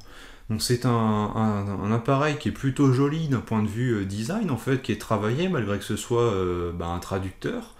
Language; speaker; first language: French; native; French